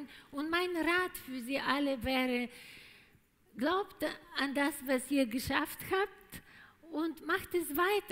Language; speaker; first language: German; non-native, fluent; Bulgarian